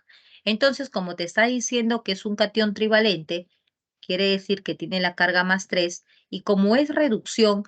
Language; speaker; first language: Spanish; native; Spanish